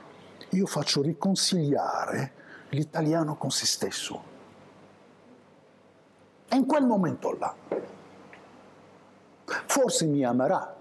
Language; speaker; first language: Italian; non-native, fluent; Arabic